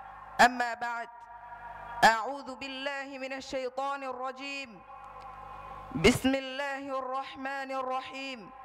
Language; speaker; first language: Arabic; non-native, learner; Bangla